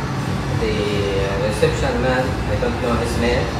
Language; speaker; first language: English; non-native, fluent; Arabic